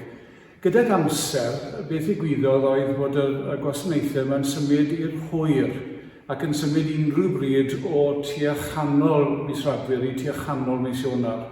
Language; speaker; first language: Welsh; native; Welsh